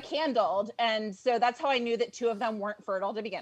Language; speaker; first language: English; native; English